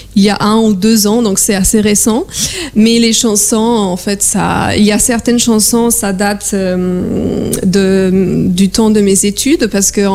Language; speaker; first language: French; non-native, fluent; Polish